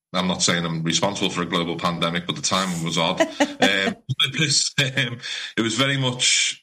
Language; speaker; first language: English; native; English